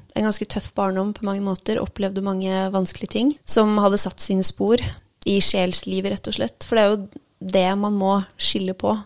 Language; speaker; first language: Norwegian; native; Norwegian